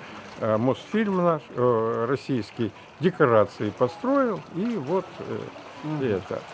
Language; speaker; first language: Russian; native; Russian